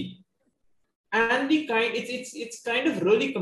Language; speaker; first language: English; non-native, local second language; Hindi